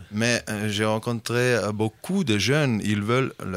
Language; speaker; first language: French; non-native, fluent; Bosnian